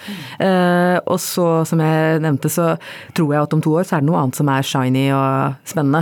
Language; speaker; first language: Norwegian; early bilingual, other home language; Bangla